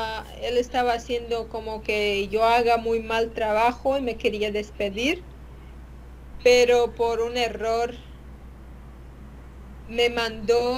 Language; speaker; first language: Spanish; non-native, fluent; Latvian